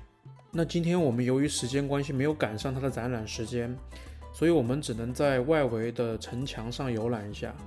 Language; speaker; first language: Chinese; native; Chinese